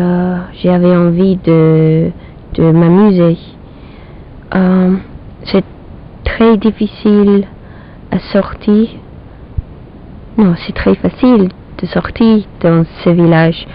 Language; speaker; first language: French; non-native, learner; English